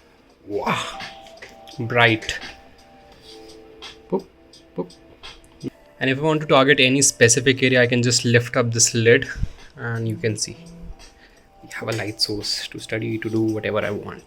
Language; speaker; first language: English; non-native, local second language; Hindi